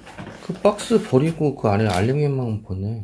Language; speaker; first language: Korean; native; Korean